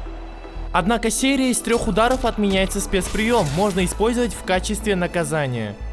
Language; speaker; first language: Russian; native; Russian